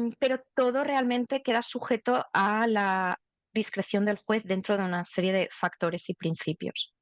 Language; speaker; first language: Spanish; native; Spanish